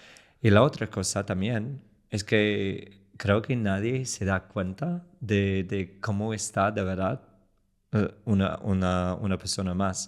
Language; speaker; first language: Spanish; non-native, fluent; English